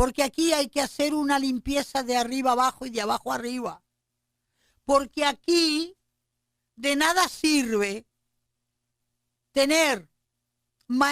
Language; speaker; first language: Spanish; native; Spanish